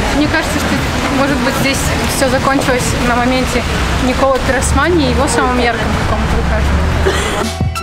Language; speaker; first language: Russian; native; Russian